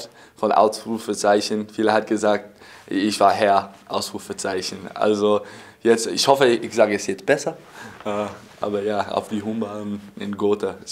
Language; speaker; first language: German; non-native, fluent; English